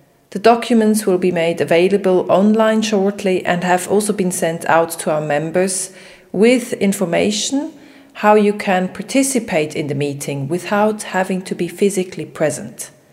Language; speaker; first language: English; non-native, fluent; German